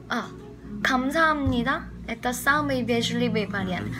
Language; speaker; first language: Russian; non-native, learner; Korean